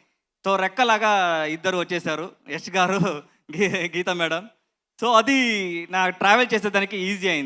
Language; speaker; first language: Telugu; non-native, learner; Kannada